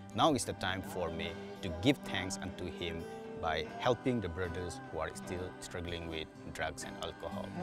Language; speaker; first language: English; non-native, local second language; Manipuri